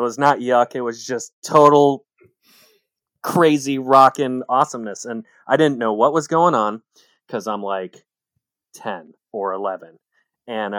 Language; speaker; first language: English; native; English